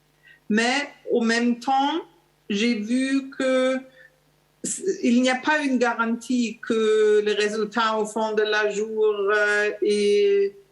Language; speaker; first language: French; non-native, fluent; German